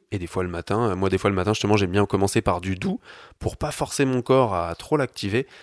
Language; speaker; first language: French; native; French